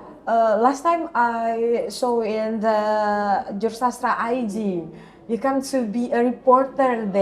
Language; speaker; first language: English; non-native, learner; Indonesian